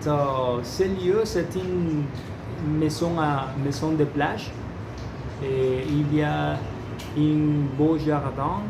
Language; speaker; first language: French; non-native, learner; Spanish